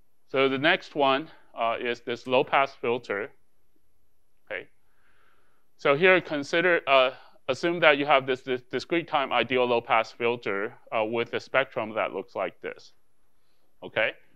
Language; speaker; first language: English; non-native, fluent; Chinese